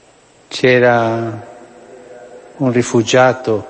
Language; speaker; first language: Italian; non-native, fluent; Spanish